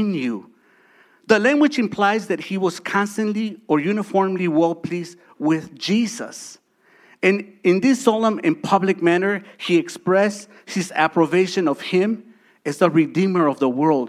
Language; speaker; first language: English; early bilingual, other home language; Spanish